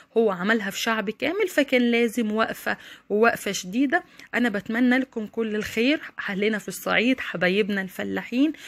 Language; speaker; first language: Arabic; native; Arabic